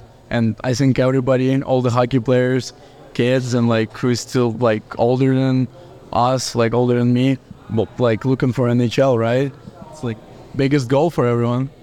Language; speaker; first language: English; non-native, fluent; Ukrainian